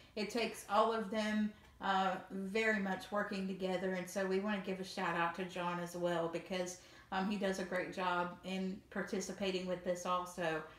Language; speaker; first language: English; native; English